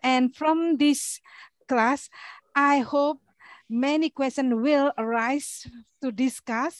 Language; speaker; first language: English; non-native, learner; Indonesian